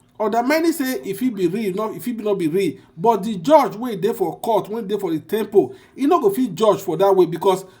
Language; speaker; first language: Nigerian Pidgin; non-native, local second language; Bini